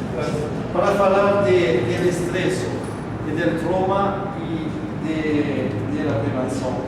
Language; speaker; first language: Spanish; non-native, learner; French